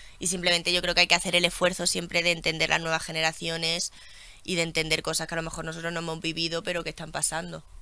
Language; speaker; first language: Spanish; early bilingual, other home language; French